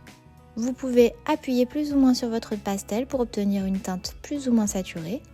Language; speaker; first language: French; native; French